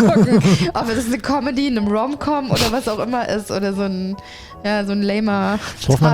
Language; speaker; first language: German; native; German